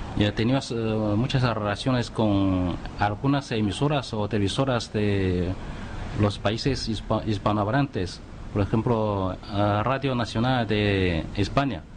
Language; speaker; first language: Spanish; non-native, fluent; Chinese